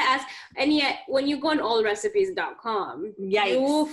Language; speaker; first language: English; non-native, local second language; Ganda